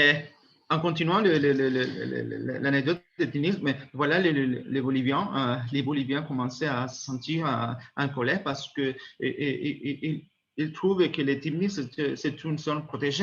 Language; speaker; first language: French; non-native, learner; Spanish